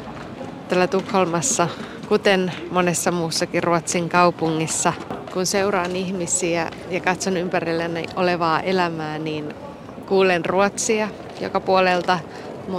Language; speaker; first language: Finnish; native; Finnish